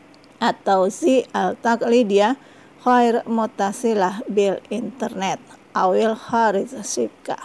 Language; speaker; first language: Arabic; non-native, fluent; Indonesian